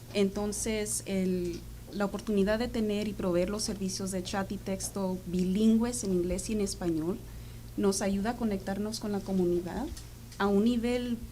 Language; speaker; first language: Spanish; early bilingual, other home language; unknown